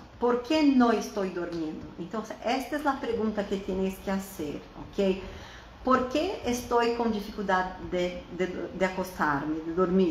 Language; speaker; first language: Spanish; non-native, fluent; Portuguese